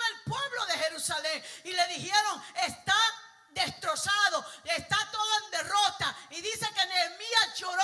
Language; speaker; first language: Spanish; native; Spanish